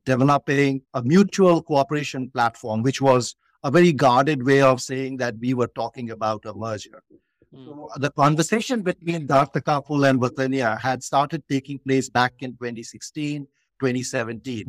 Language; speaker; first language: English; non-native, local second language; Bangla